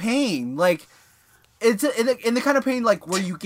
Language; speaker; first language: English; native; English